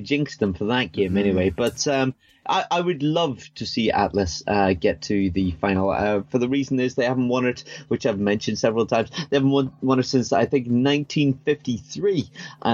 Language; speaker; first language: English; native; English